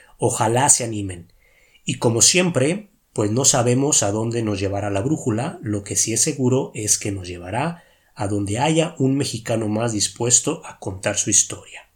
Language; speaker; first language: Spanish; native; Spanish